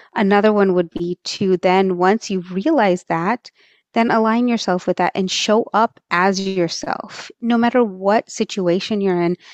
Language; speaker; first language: English; early bilingual, other home language; Marathi